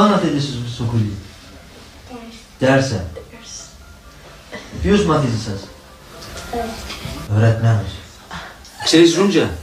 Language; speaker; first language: Greek; early bilingual, heritage; Turkish